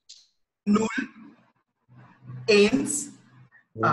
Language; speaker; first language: German; non-native, learner; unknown